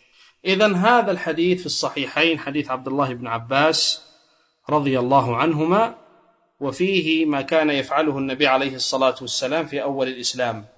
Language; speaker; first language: Arabic; native; Arabic